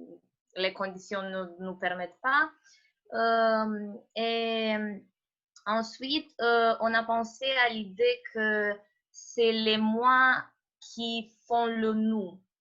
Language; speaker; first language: French; non-native, fluent; Romanian